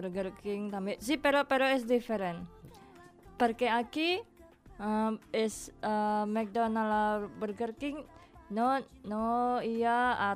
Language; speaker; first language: Catalan; non-native, learner; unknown